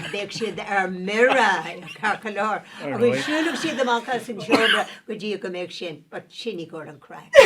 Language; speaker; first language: Irish; non-native, local second language; English